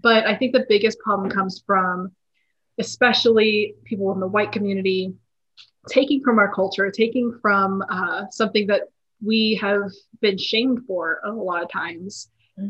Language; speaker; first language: English; native; English